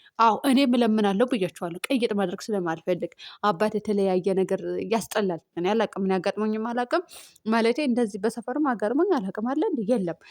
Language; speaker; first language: Amharic; native; Amharic